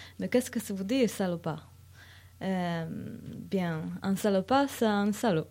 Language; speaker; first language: French; non-native, learner; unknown